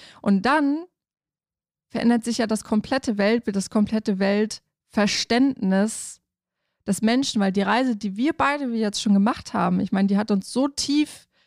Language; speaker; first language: German; native; German